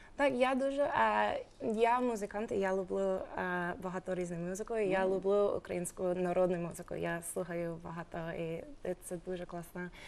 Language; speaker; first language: Ukrainian; non-native, learner; English